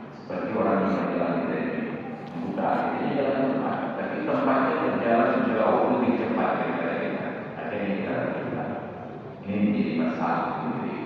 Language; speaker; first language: Indonesian; non-native, local second language; Achinese